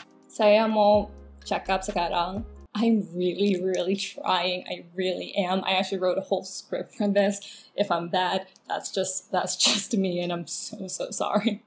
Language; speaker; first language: English; native; English